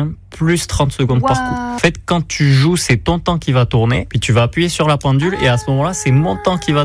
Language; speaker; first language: French; native; French